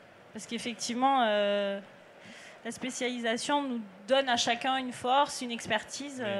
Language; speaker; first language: French; native; French